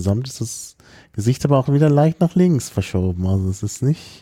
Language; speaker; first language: German; native; German